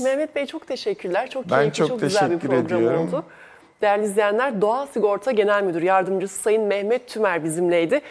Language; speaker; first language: Turkish; native; Turkish